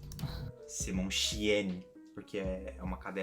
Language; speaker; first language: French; non-native, learner; Portuguese